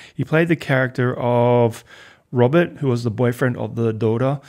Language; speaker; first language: English; native; English